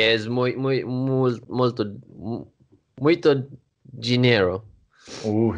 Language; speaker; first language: Portuguese; non-native, learner; Swedish